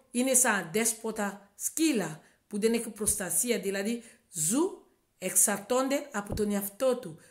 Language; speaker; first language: Greek; non-native, learner; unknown